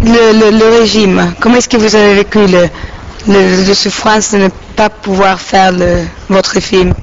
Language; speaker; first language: French; non-native, learner; Italian